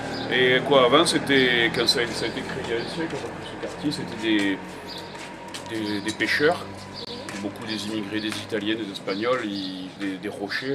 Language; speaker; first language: French; native; French